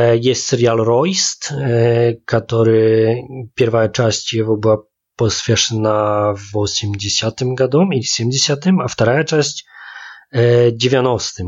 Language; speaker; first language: Polish; non-native, learner; Russian